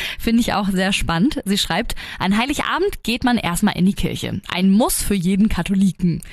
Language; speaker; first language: German; native; German